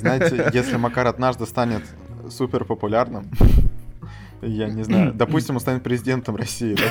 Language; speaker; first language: Russian; native; Russian